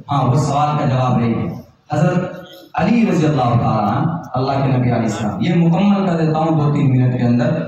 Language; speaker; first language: Urdu; native; Urdu